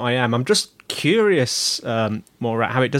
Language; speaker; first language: English; native; English